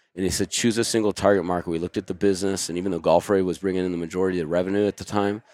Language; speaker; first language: English; native; English